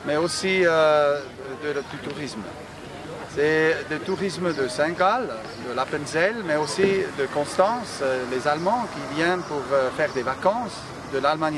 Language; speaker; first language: French; non-native, local second language; German